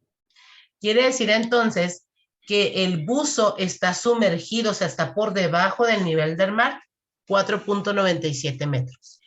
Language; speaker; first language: Spanish; native; Spanish